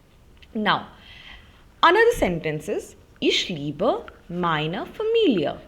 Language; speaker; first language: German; non-native, fluent; Hindi